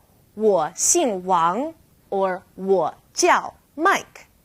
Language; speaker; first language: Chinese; non-native, fluent; English